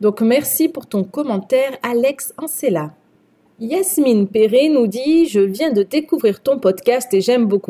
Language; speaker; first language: French; native; French